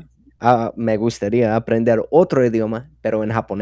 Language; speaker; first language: Spanish; non-native, fluent; English